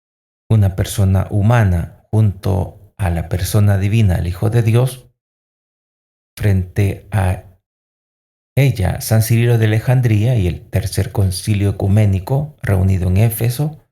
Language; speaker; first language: Spanish; native; Spanish